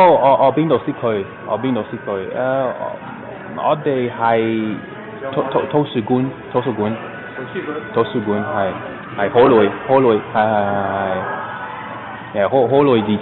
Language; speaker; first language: Cantonese; non-native, learner; English